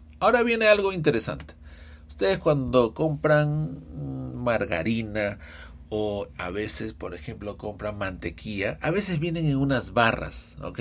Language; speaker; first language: Spanish; early bilingual, heritage; Spanish